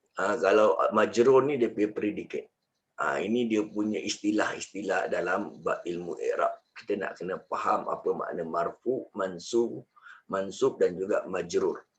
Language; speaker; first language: Malay; native; Malay